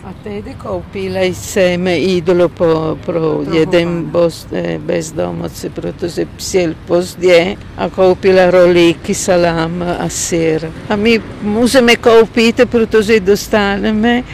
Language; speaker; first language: Czech; non-native, learner; Italian